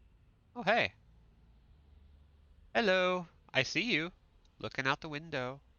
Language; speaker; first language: English; native; English